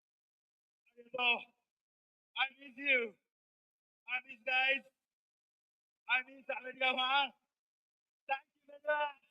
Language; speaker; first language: English; non-native, learner; Japanese